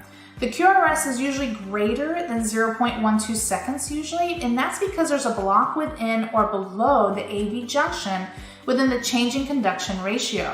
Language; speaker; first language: English; native; English